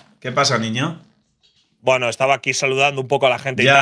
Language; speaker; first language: Spanish; native; Spanish